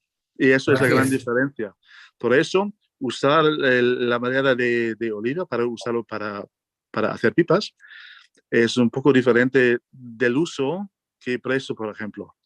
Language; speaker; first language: Spanish; non-native, fluent; German